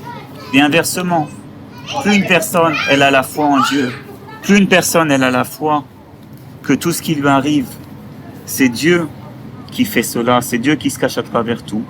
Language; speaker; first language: French; native; French